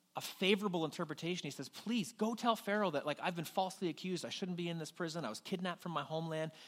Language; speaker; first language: English; native; English